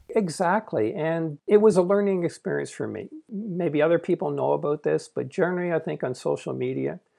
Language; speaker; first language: English; native; English